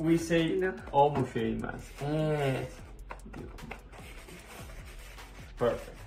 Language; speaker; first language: English; non-native, learner; Spanish